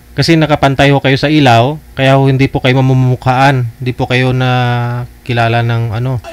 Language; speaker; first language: Filipino; native; Filipino